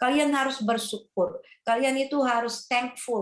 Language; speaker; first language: Indonesian; non-native, fluent; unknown